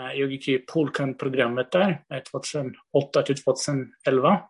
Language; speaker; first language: Swedish; early bilingual, other home language; Portuguese